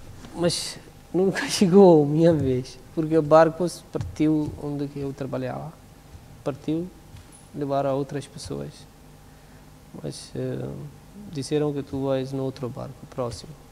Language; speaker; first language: Portuguese; non-native, learner; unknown